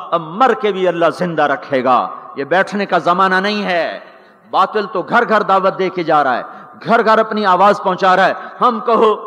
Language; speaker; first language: Urdu; non-native, local second language; Punjabi